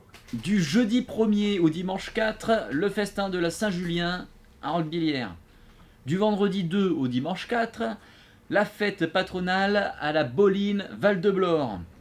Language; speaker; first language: French; native; French